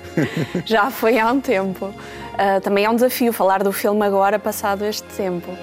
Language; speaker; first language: Portuguese; native; Portuguese